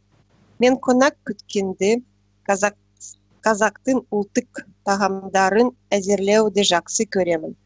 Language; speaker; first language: Kazakh; non-native, learner; Russian